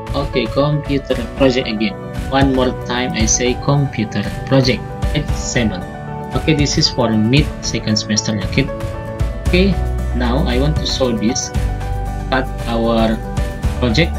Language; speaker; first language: English; non-native, learner; Indonesian